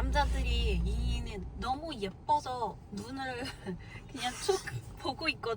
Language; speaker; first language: Korean; non-native, fluent; Chinese